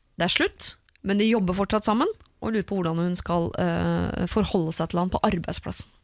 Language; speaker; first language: Norwegian; native; Norwegian